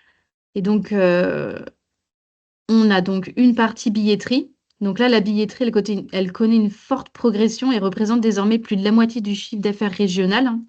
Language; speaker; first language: French; native; French